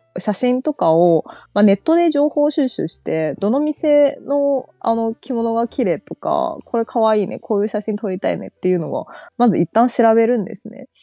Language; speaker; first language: Japanese; non-native, fluent; Chinese